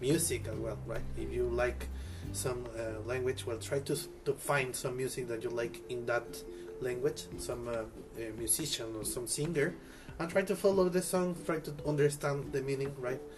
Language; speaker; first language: English; non-native, fluent; Spanish